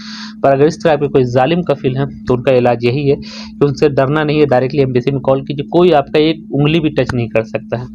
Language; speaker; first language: Hindi; native; Hindi